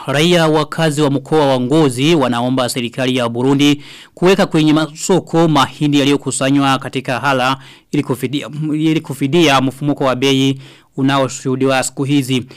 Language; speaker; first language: Swahili; non-native, local second language; Rundi